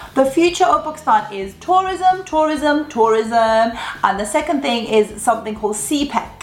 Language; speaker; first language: English; early bilingual, other home language; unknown